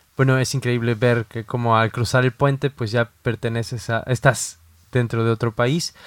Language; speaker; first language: Spanish; native; Spanish